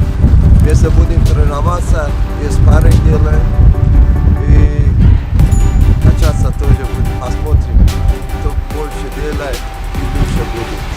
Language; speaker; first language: Russian; non-native, learner; Persian